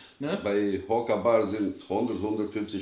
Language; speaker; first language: German; non-native, learner; Albanian